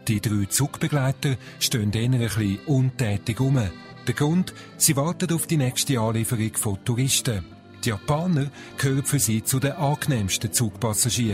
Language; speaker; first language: German; native; German